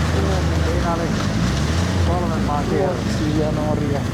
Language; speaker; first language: Finnish; native; Finnish